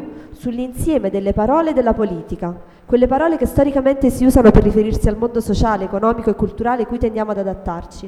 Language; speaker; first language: Italian; native; Italian